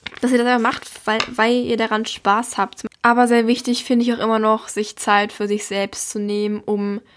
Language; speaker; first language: German; native; German